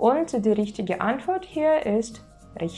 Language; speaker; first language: German; non-native, fluent; Russian